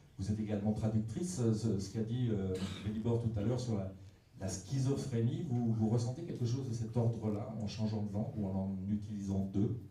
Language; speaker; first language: French; native; French